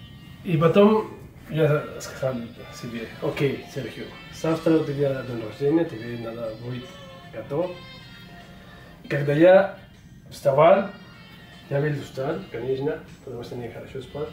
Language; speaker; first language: Russian; non-native, learner; Spanish